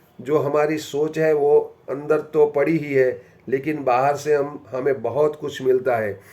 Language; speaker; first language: Hindi; non-native, local second language; Gujarati